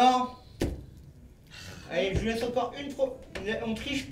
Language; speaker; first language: French; native; French